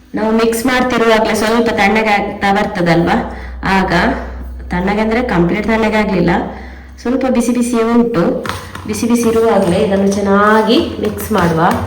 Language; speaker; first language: Kannada; native; Kannada